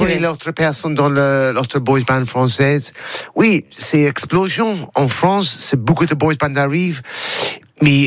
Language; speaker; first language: French; non-native, learner; English